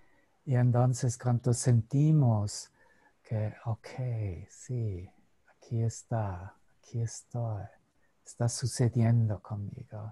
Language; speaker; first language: Spanish; non-native, fluent; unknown